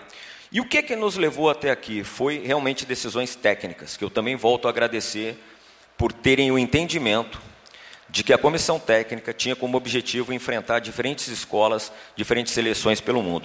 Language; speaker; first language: Portuguese; native; Portuguese